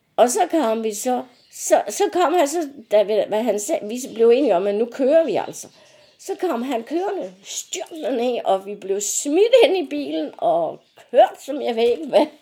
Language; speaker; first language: Danish; native; Danish